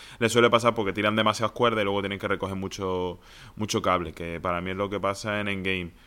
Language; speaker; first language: Spanish; native; Spanish